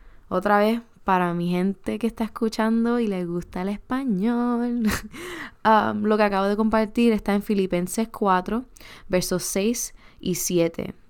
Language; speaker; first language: Spanish; early bilingual, heritage; Spanish